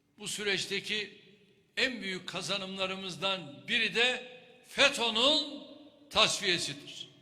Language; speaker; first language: Turkish; native; Turkish